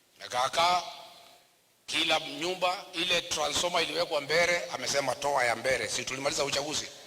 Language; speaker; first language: Swahili; non-native, local second language; Kikuyu